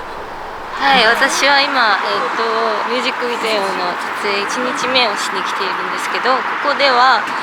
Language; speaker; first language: Japanese; native; Japanese